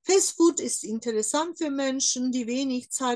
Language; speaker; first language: German; non-native, fluent; Turkish